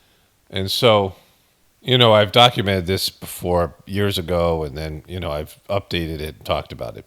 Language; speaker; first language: English; native; English